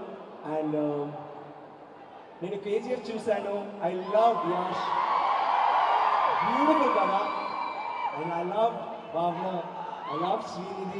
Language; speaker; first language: Telugu; non-native, learner; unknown